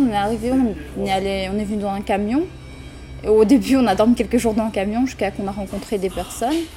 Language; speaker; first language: French; early bilingual, other home language; Romanian